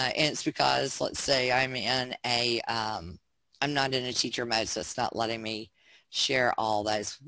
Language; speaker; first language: English; native; English